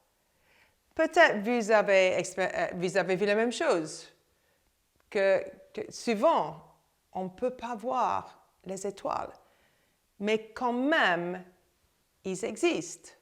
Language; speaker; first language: French; non-native, fluent; English